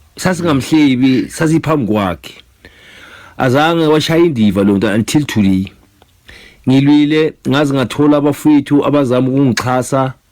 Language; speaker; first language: Zulu; native; Zulu